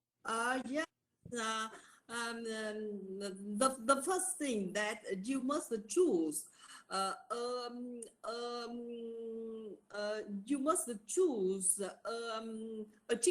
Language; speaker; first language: English; non-native, learner; Vietnamese